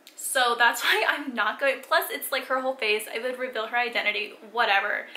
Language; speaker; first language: English; early bilingual, other home language; Spanish